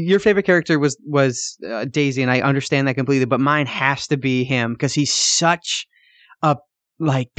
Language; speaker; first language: English; native; English